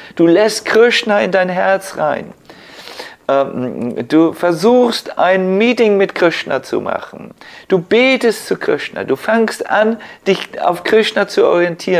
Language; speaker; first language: German; native; German